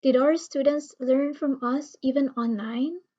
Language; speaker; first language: English; non-native, local second language; Filipino